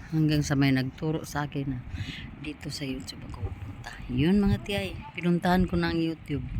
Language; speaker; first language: Filipino; non-native, local second language; Cebuano